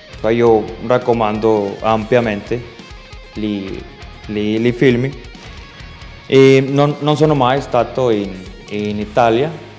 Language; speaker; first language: Italian; non-native, learner; Spanish